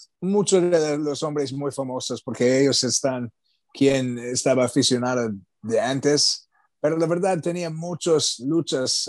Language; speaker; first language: Spanish; non-native, learner; English